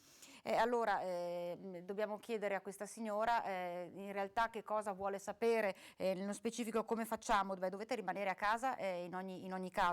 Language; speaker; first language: Italian; native; Italian